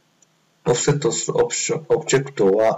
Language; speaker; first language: Japanese; non-native, fluent; Chinese